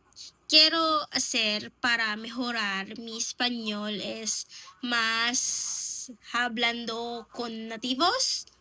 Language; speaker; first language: Spanish; non-native, learner; Filipino